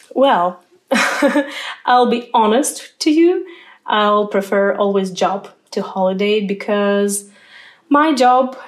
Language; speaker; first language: English; non-native, fluent; Ukrainian